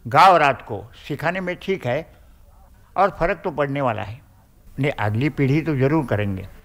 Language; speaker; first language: Hindi; non-native, local second language; Marathi